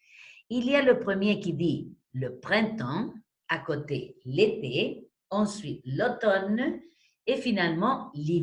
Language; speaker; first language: French; non-native, fluent; Spanish